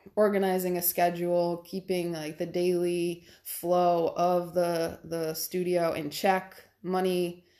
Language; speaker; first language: English; native; English